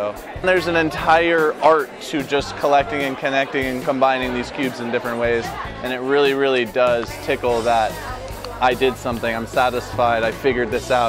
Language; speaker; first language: English; native; English